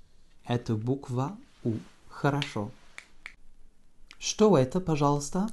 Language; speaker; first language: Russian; non-native, fluent; French